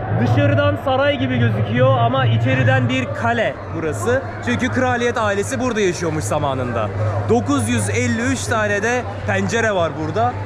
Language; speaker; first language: Turkish; native; Turkish